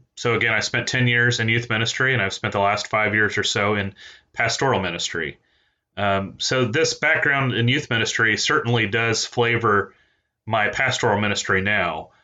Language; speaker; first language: English; native; English